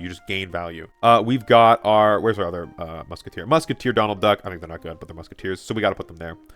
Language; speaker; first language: English; native; English